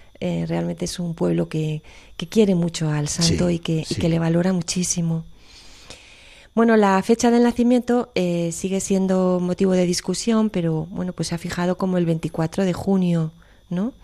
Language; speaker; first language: Spanish; native; Spanish